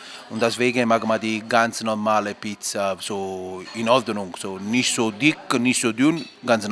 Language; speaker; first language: German; non-native, learner; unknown